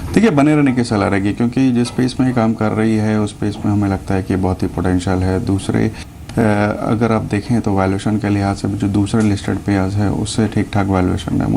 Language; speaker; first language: Hindi; native; Hindi